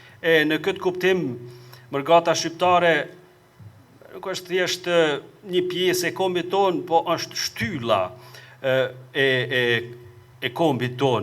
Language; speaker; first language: Albanian; native; Albanian